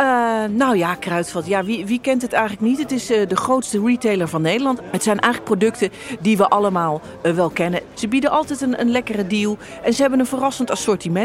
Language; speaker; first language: Dutch; native; Dutch